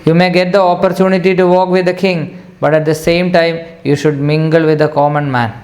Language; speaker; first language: English; non-native, local second language; Malayalam